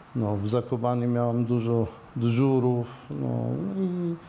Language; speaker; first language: Polish; non-native, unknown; Arabic